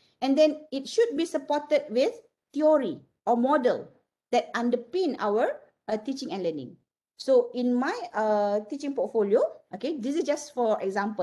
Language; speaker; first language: English; non-native, local second language; Malay